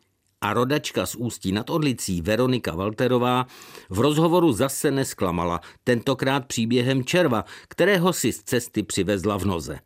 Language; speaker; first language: Czech; native; Czech